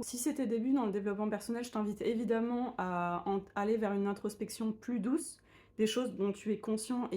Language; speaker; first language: French; native; French